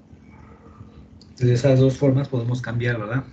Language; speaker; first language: Spanish; native; Spanish